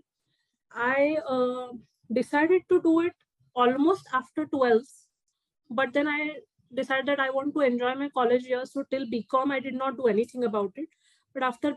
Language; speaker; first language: English; non-native, local second language; Marathi